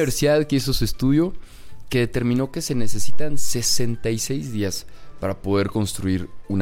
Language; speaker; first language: Spanish; native; Spanish